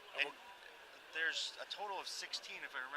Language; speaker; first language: English; native; English